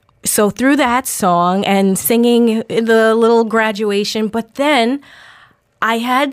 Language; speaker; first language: English; native; English